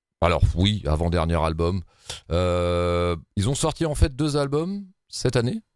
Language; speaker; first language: French; native; French